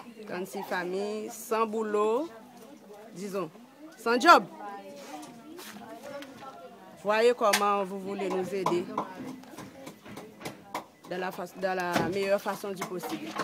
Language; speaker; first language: French; non-native, local second language; Haitian Creole